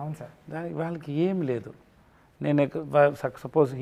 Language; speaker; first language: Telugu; non-native, learner; Tamil